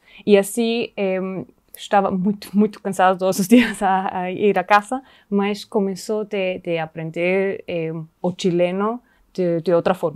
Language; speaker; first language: Portuguese; non-native, fluent; German